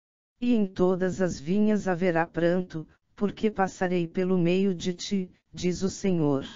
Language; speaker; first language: Portuguese; native; Portuguese